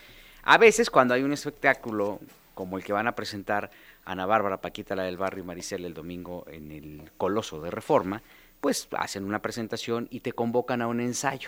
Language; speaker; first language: Spanish; native; Spanish